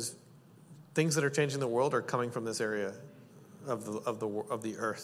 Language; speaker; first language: English; native; English